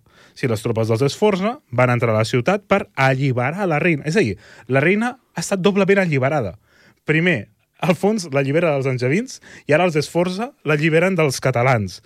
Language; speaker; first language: Catalan; native; Catalan